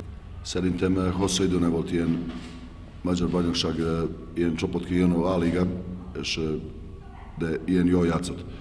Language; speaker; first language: Hungarian; non-native, learner; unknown